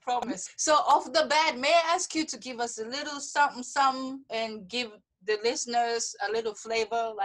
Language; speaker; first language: English; non-native, fluent; Japanese